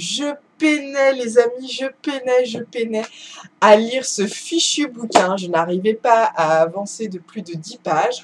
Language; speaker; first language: French; native; French